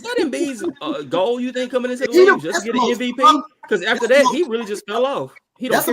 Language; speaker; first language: English; native; English